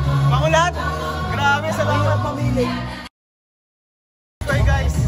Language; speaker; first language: Filipino; native; Filipino